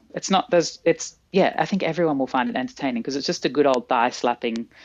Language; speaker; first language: English; native; English